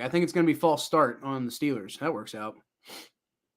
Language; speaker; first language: English; native; English